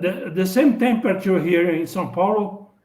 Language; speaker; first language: English; non-native, learner; Portuguese